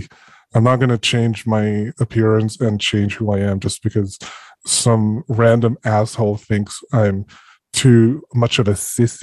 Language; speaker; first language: English; non-native, local second language; Filipino